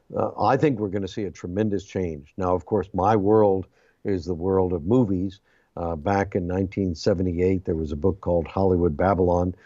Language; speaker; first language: English; native; English